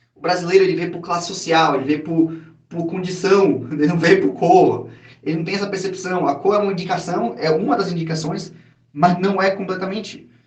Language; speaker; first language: Portuguese; native; Portuguese